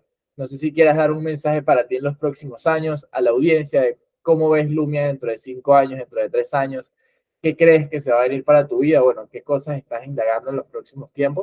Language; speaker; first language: Spanish; native; Spanish